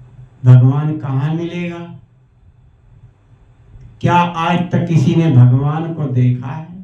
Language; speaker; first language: Hindi; native; Hindi